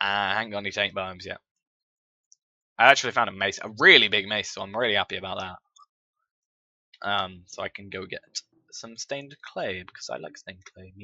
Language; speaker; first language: English; native; English